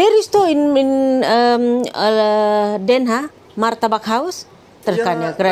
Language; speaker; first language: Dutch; non-native, fluent; Indonesian